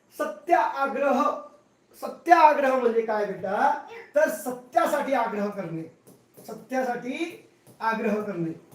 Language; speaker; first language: Marathi; non-native, local second language; Hindi